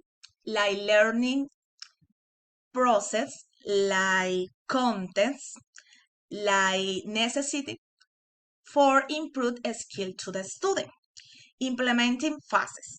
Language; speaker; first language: English; non-native, learner; Spanish